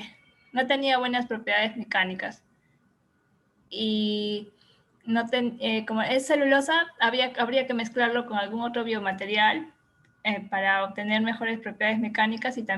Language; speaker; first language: Spanish; native; Spanish